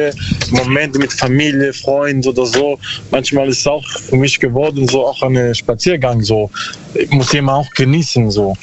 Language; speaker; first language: German; non-native, learner; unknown